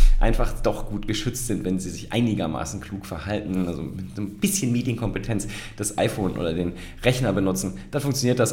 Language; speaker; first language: German; native; German